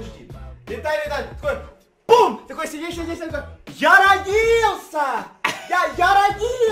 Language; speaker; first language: Russian; native; Russian